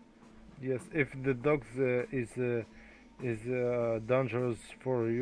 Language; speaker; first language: English; non-native, learner; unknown